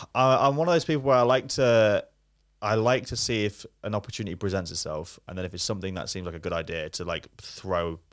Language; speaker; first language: English; native; English